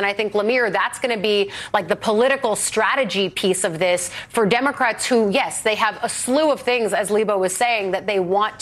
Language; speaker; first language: English; native; English